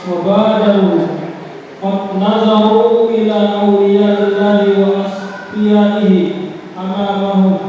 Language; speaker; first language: Arabic; non-native, fluent; Indonesian